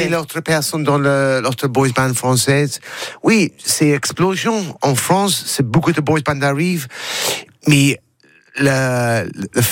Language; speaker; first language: French; non-native, learner; English